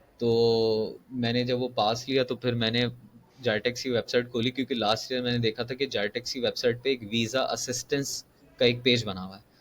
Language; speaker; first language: Urdu; native; Urdu